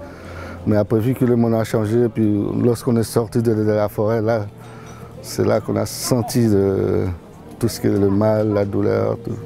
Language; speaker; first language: French; non-native, local second language; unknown